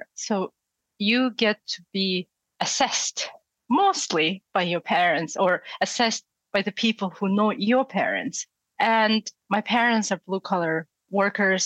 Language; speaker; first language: English; non-native, fluent; Russian